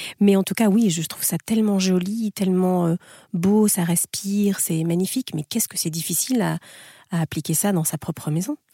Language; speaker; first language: French; native; French